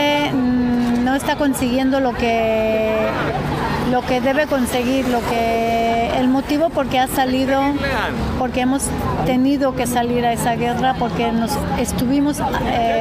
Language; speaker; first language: Spanish; non-native, fluent; Hebrew